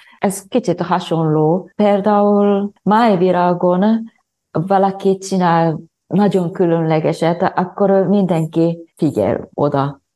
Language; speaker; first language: Hungarian; non-native, learner; Japanese